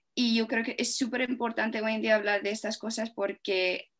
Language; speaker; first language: Spanish; non-native, fluent; English